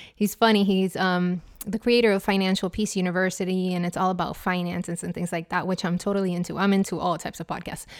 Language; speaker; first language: English; non-native, fluent; Spanish